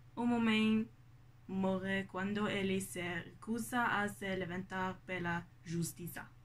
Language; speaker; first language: Portuguese; non-native, learner; Norwegian